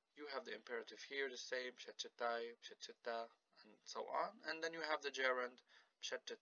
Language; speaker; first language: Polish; non-native, fluent; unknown